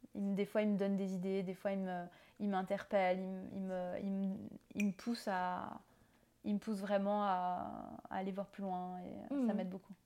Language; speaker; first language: French; native; French